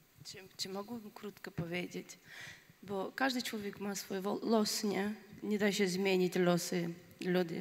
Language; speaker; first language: Polish; non-native, learner; Chechen